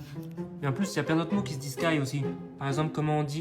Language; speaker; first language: French; native; French